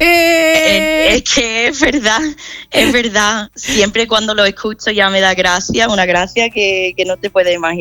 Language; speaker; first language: Spanish; non-native, fluent; English